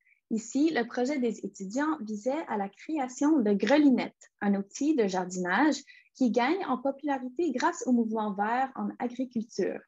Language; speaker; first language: French; native; French